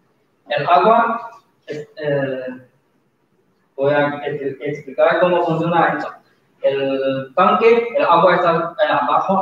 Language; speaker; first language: Spanish; non-native, learner; Chinese